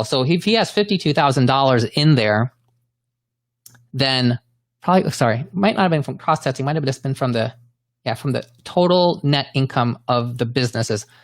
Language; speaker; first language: English; native; English